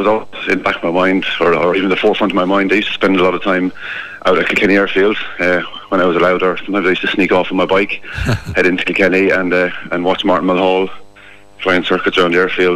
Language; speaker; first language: English; native; English